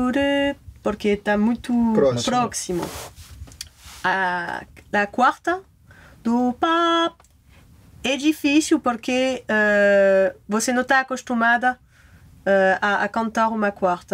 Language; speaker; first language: Portuguese; non-native, fluent; French